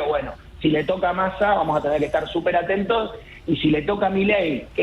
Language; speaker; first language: Spanish; native; Spanish